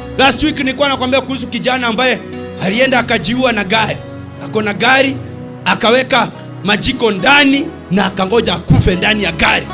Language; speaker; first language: Swahili; native; Swahili